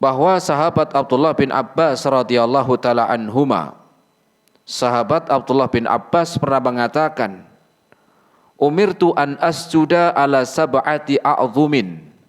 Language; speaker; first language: Indonesian; native; Indonesian